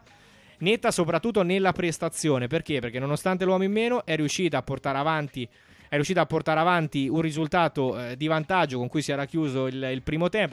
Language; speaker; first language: Italian; native; Italian